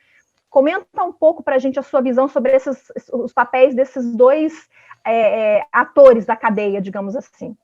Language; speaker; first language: Portuguese; native; Portuguese